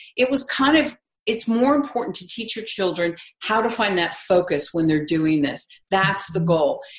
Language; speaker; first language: English; native; English